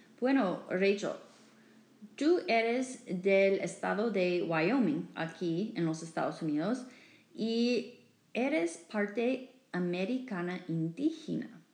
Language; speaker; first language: Spanish; non-native, fluent; English